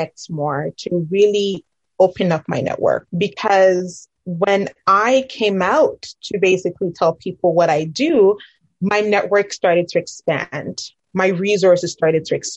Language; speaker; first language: English; non-native, local second language; Akan